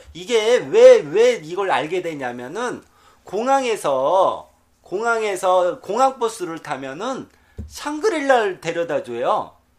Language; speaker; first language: Korean; native; Korean